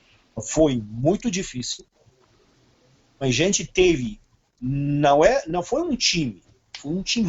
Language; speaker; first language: Portuguese; non-native, fluent; Serbian